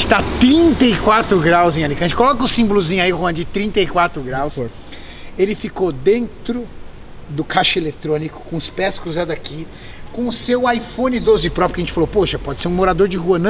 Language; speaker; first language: Portuguese; native; Portuguese